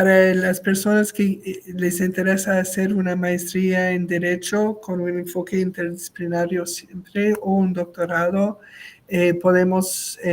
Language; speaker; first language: Spanish; non-native, local second language; French